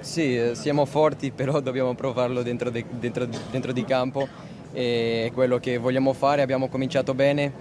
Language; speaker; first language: Italian; non-native, fluent; Portuguese